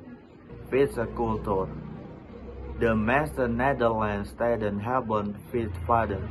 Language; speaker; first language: Dutch; non-native, learner; Indonesian